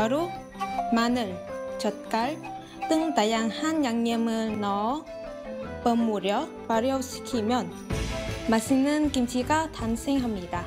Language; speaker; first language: Korean; non-native, fluent; Vietnamese